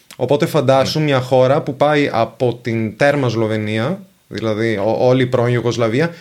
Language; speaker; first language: Greek; non-native, fluent; Venetian